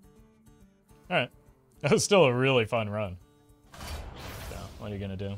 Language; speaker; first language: English; native; English